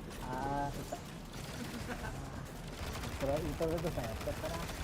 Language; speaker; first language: Japanese; native; Japanese